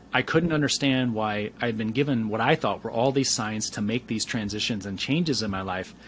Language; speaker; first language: English; native; English